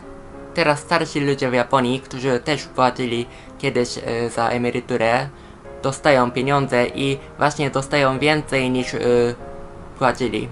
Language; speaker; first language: Polish; non-native, fluent; Japanese